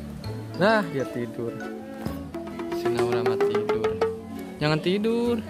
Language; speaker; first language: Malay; non-native, local second language; Sundanese